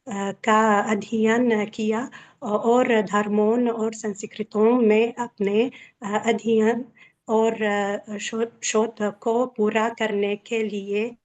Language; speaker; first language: Hindi; non-native, learner; Arabic